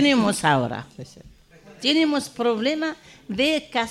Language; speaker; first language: Spanish; non-native, learner; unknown